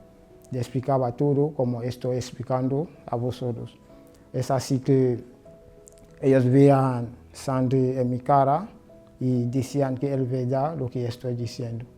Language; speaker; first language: Spanish; non-native, learner; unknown